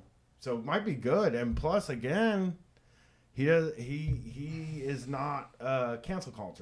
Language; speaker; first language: English; native; English